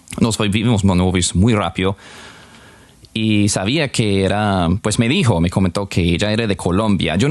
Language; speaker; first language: Spanish; non-native, fluent; English